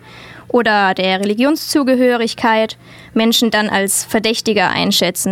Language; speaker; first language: German; native; German